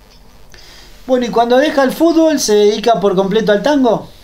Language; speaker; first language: Spanish; native; Spanish